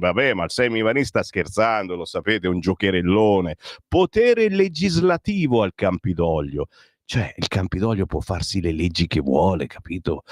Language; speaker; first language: Italian; native; Italian